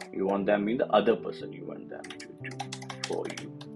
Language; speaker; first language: English; non-native, local second language; Hindi